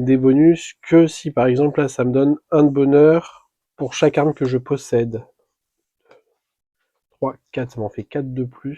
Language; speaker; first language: French; native; French